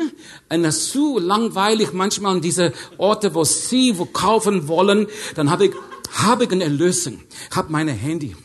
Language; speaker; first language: German; non-native, learner; English